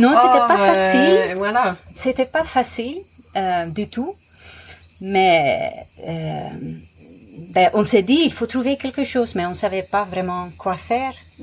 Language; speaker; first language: French; non-native, fluent; English